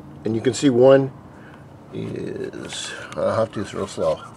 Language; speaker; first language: English; native; English